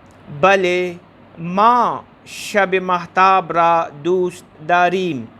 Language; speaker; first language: Persian; non-native, fluent; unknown